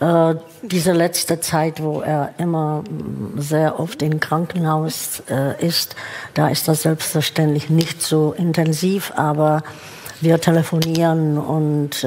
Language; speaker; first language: German; non-native, fluent; Czech